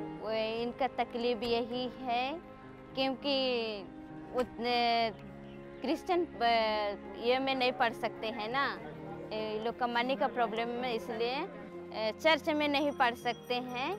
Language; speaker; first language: Hindi; non-native, local second language; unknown